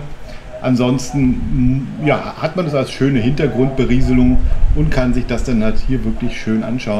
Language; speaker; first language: German; native; German